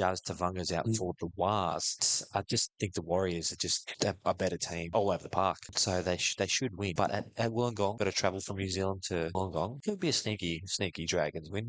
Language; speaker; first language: English; native; English